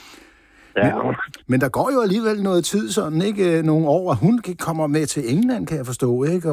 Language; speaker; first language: Danish; native; Danish